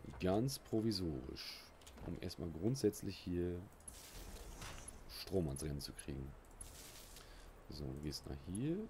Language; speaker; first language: German; native; German